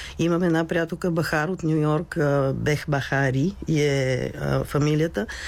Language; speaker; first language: Bulgarian; native; Bulgarian